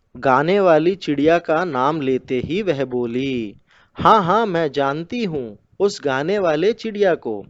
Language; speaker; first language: Hindi; non-native, local second language; Telugu